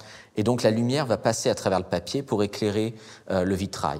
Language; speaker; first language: French; native; French